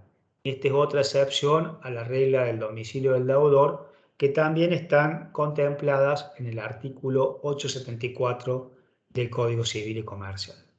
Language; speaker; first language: Spanish; native; Spanish